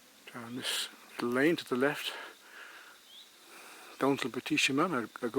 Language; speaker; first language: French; non-native, learner; English